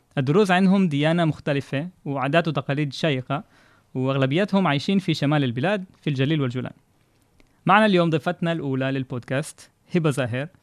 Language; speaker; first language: Arabic; non-native, fluent; Hebrew